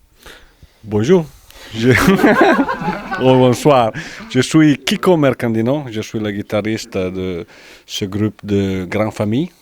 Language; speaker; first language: French; non-native, learner; Italian